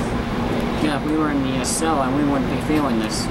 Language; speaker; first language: English; native; English